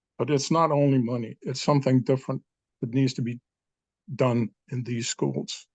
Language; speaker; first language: English; non-native, fluent; Danish